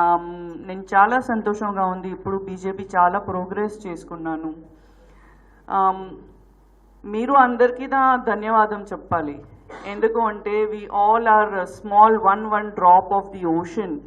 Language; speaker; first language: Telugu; non-native, learner; Gujarati